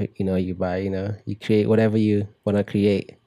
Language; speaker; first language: English; early bilingual, other home language; Igbo